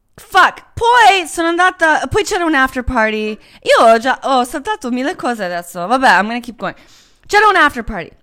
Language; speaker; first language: Italian; non-native, fluent; Croatian